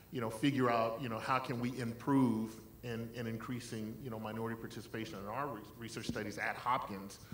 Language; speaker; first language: English; native; English